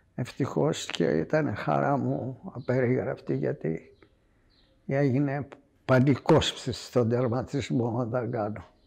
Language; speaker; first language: Greek; native; Greek